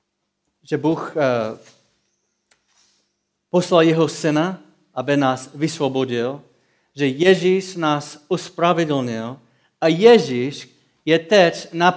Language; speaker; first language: Czech; non-native, fluent; English